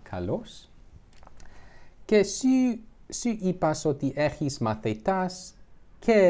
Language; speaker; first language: Greek; non-native, learner; English